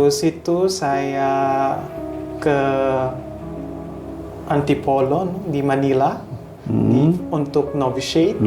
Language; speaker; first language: Indonesian; non-native, fluent; Hiligaynon